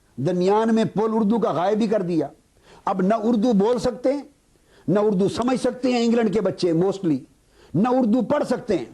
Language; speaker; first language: Urdu; native; Urdu